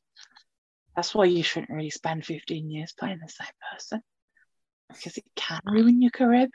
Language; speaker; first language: English; native; English